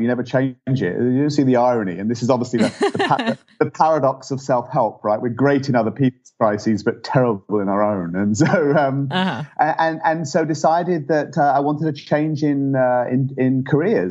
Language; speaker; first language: English; native; English